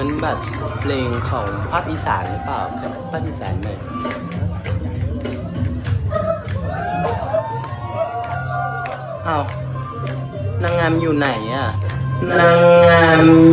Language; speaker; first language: Thai; non-native, fluent; Vietnamese